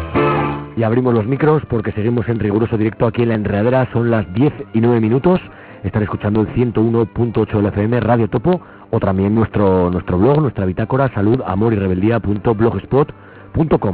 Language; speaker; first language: Spanish; native; Spanish